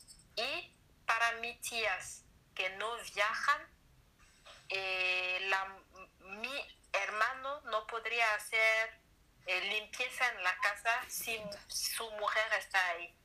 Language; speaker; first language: Spanish; non-native, learner; French